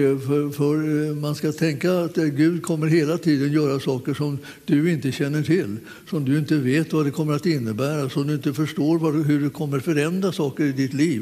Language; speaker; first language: Swedish; native; Swedish